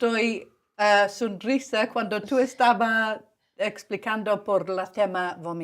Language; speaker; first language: Spanish; non-native, learner; English